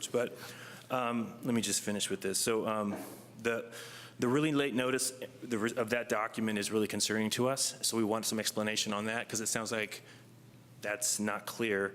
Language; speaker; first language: English; native; English